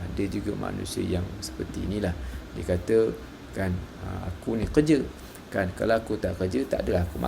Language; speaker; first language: Malay; native; Malay